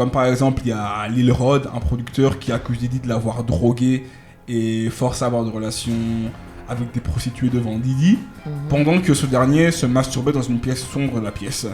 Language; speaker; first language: French; native; French